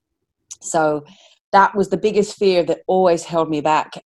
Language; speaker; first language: English; native; English